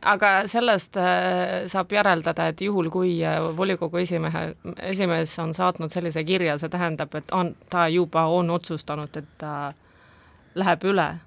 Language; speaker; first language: Estonian; non-native, local second language; Russian